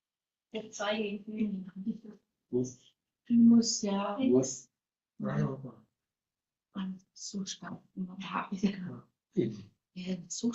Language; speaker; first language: German; non-native, learner; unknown